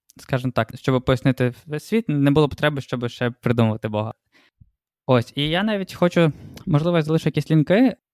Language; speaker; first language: Ukrainian; non-native, local second language; Russian